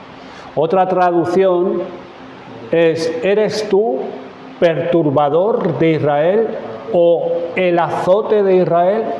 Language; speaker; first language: Spanish; native; Spanish